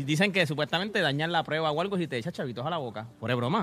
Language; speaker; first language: Spanish; native; Spanish